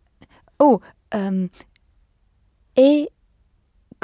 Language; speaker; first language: Italian; non-native, learner; French